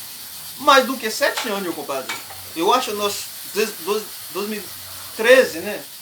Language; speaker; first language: Portuguese; non-native, learner; Haitian Creole